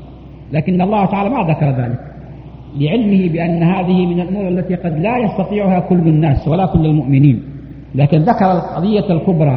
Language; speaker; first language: Arabic; native; Arabic